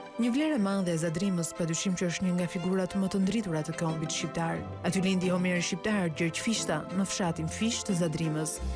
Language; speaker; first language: Albanian; native; Albanian